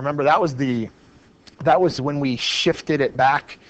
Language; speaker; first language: English; native; English